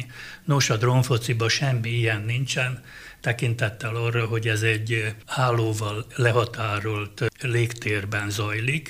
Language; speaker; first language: Hungarian; native; Hungarian